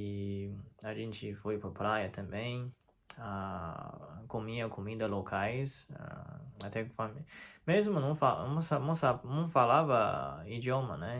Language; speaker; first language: Portuguese; non-native, fluent; Chinese